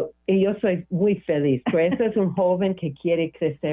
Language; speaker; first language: Spanish; non-native, learner; English